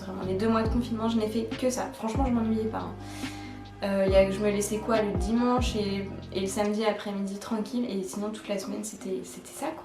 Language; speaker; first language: French; native; French